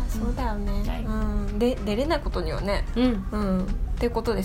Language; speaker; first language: Japanese; native; Japanese